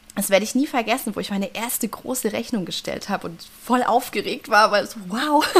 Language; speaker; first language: German; native; German